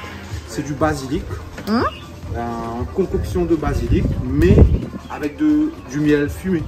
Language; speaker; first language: French; non-native, local second language; Morisyen